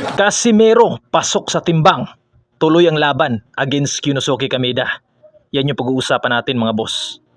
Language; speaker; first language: Filipino; non-native, local second language; Cebuano